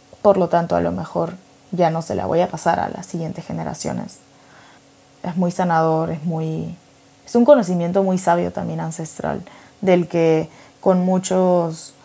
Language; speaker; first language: Spanish; native; Spanish